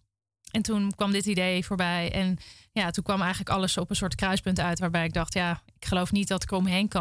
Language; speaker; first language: Dutch; native; Dutch